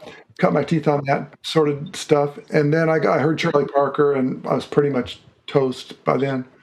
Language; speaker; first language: English; native; English